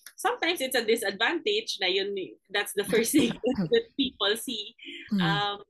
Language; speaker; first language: English; non-native, local second language; Filipino